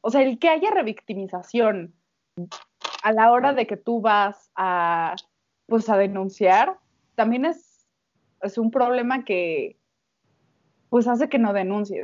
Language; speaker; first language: Spanish; native; Spanish